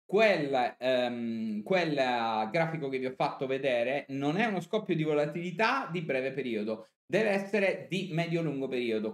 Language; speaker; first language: Italian; native; Italian